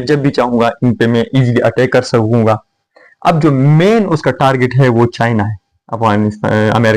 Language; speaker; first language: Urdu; non-native, fluent; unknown